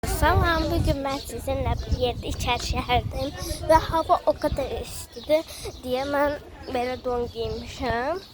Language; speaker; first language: Turkish; non-native, learner; Azerbaijani